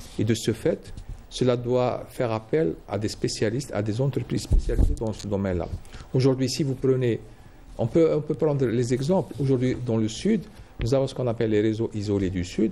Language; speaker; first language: French; non-native, local second language; Arabic